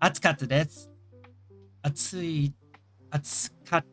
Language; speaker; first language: Japanese; non-native, learner; English